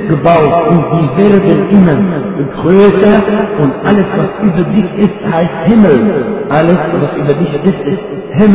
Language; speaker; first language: German; non-native, fluent; Arabic